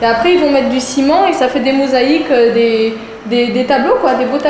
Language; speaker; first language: French; native; French